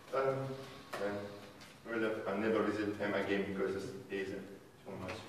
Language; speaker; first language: English; non-native, fluent; Arabic